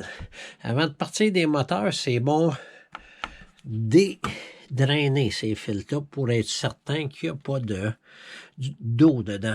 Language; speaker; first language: French; native; French